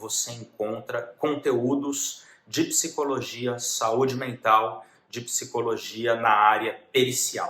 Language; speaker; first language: Portuguese; native; Portuguese